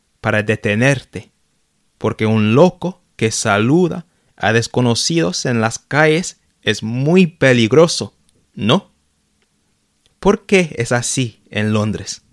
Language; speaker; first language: Spanish; non-native, fluent; English